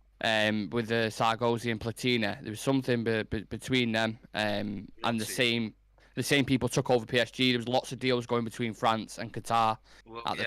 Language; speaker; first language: English; native; English